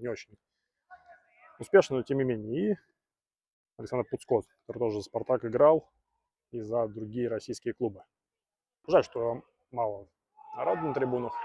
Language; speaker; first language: Russian; native; Russian